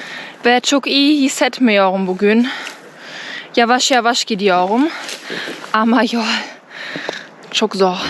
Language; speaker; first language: Turkish; non-native, learner; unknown